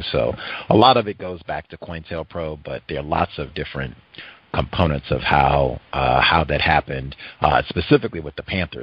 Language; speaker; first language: English; native; English